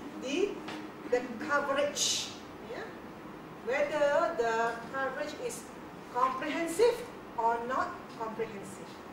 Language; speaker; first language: English; non-native, local second language; Malay